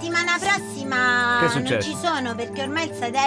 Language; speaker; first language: Italian; native; Italian